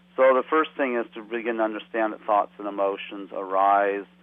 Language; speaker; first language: English; native; English